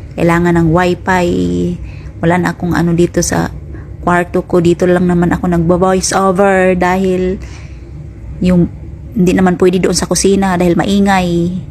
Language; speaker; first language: Filipino; non-native, local second language; Cebuano